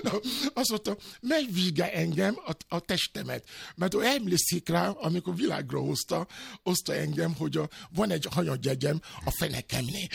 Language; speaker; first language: Hungarian; non-native, learner; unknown